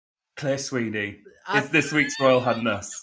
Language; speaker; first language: English; native; English